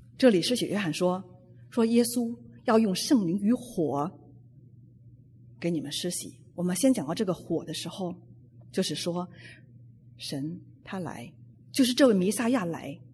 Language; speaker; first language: Chinese; native; Chinese